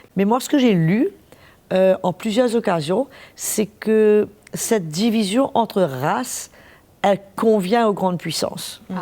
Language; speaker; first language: French; non-native, local second language; Morisyen